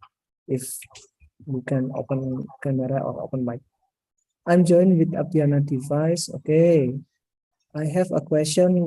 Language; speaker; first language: English; non-native, learner; Indonesian